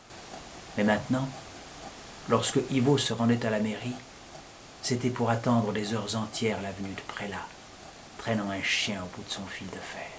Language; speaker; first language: French; native; French